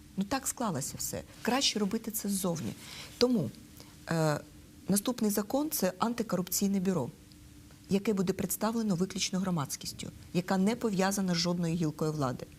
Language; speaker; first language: Ukrainian; non-native, local second language; Russian